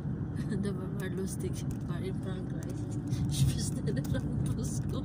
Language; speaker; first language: German; non-native, learner; Filipino